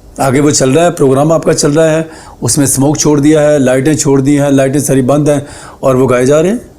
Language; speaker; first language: Urdu; native; Urdu